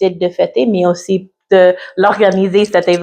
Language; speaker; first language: French; non-native, learner; English